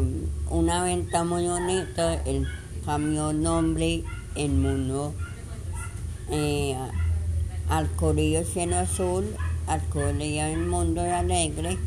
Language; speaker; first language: Spanish; non-native, learner; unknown